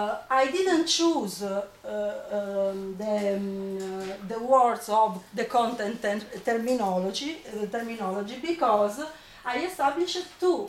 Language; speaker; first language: English; non-native, fluent; Italian